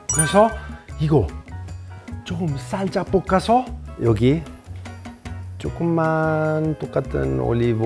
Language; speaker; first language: Korean; non-native, fluent; Italian